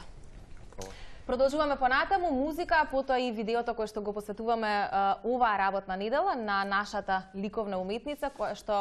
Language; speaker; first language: Macedonian; native; Macedonian